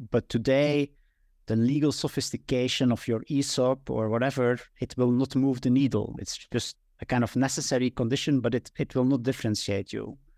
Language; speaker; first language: English; non-native, fluent; Dutch